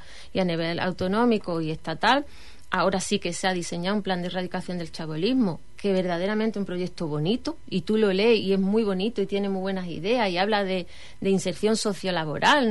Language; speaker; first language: Spanish; native; Spanish